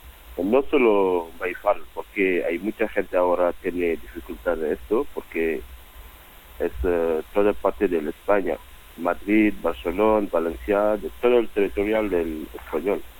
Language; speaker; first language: Spanish; non-native, learner; Wolof